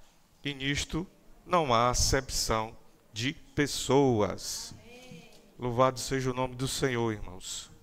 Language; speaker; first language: Portuguese; native; Portuguese